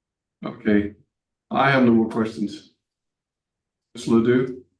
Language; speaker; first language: English; native; English